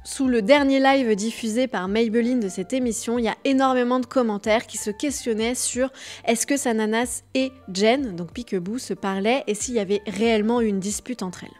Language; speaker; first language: French; native; French